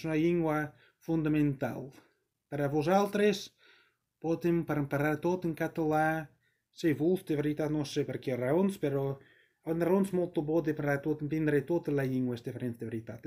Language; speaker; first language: Portuguese; non-native, learner; English